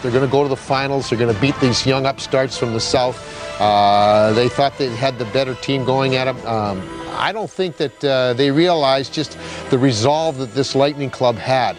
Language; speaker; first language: English; native; English